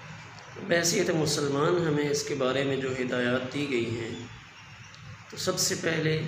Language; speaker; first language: Urdu; native; Urdu